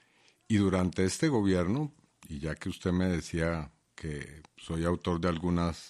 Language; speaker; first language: Spanish; native; Spanish